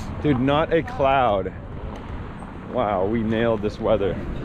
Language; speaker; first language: English; native; English